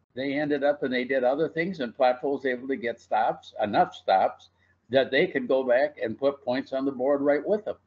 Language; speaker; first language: English; native; English